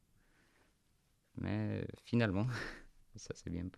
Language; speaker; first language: French; non-native, fluent; Armenian